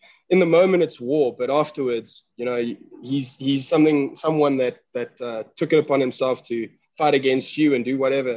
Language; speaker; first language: English; non-native, local second language; Afrikaans